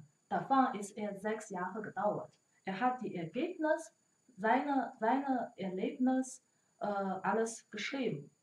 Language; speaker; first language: German; non-native, learner; Chinese